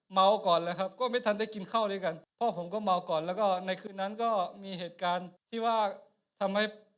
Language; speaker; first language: Thai; non-native, local second language; Akha